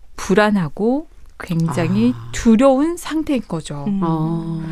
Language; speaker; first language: Korean; native; Korean